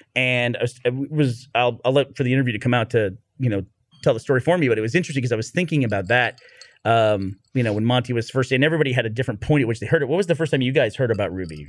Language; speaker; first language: English; native; English